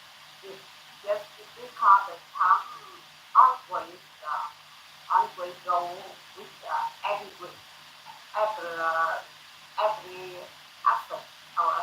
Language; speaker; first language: English; non-native, learner; Thai